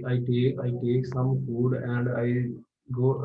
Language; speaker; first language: English; non-native, learner; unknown